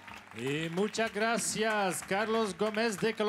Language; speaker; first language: Spanish; non-native, learner; English